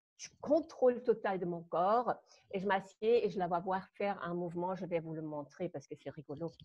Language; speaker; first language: French; non-native, fluent; German